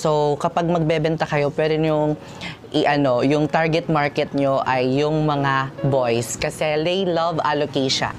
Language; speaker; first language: Filipino; non-native, local second language; Waray